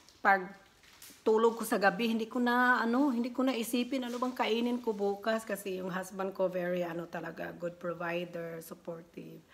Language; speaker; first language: Filipino; non-native, local second language; Cebuano